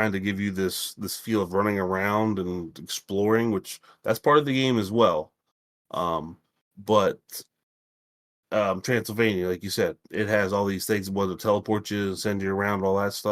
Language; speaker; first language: English; native; English